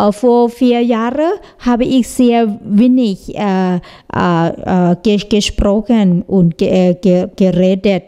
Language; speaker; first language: German; non-native, learner; Thai